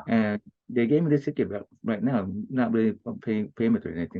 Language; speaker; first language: English; early bilingual, other home language; Japanese